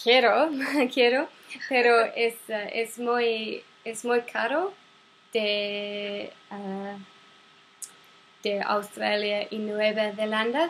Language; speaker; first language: Spanish; non-native, learner; English